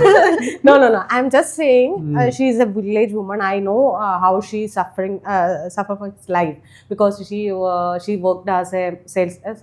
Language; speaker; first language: English; non-native, local second language; Malayalam